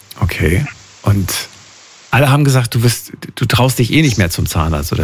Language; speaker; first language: German; native; German